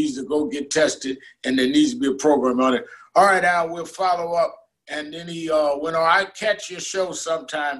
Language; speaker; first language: English; native; English